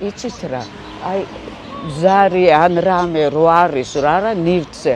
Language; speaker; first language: Georgian; non-native, local second language; Russian